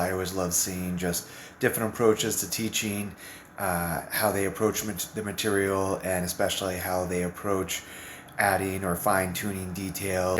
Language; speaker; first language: English; native; English